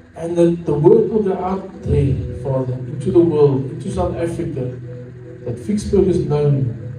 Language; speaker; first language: English; non-native, local second language; Afrikaans